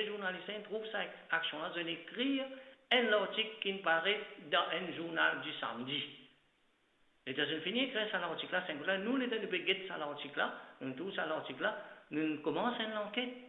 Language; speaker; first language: French; non-native, local second language; Morisyen